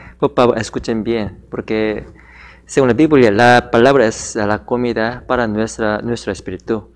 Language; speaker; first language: Spanish; non-native, learner; Korean